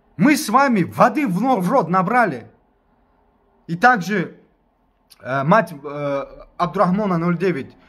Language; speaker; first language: Russian; non-native, local second language; Tajik